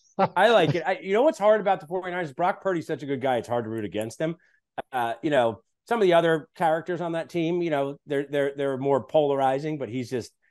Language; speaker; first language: English; native; English